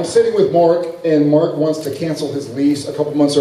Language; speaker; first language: English; native; English